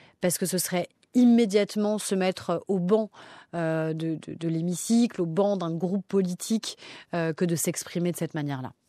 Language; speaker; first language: French; native; French